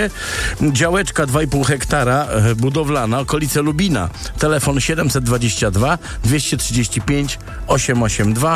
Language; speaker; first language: Polish; native; Polish